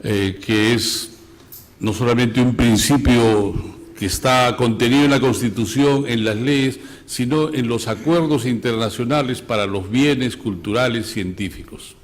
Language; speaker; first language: Spanish; native; Spanish